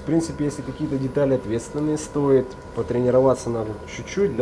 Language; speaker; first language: Russian; native; Russian